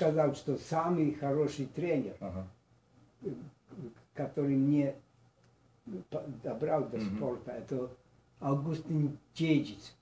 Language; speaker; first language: Russian; non-native, learner; Polish